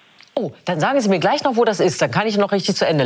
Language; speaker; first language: German; native; German